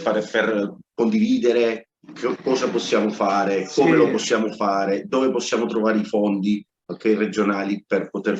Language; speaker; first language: Italian; non-native, learner; Spanish